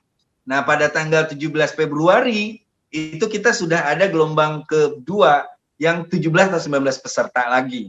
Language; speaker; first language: Indonesian; native; Indonesian